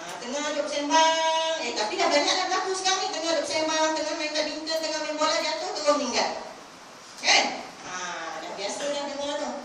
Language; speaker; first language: Malay; native; Malay